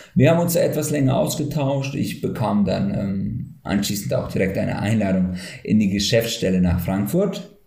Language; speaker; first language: German; native; German